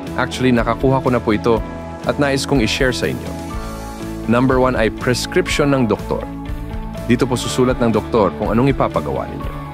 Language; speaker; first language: Filipino; non-native, local second language; Pampanga